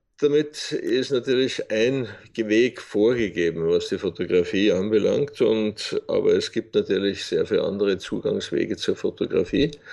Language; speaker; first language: German; native; German